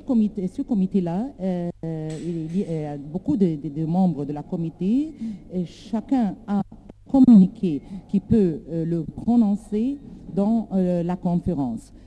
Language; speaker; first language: French; non-native, learner; Arabic